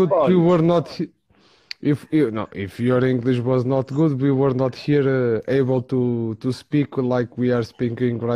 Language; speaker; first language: English; non-native, fluent; Portuguese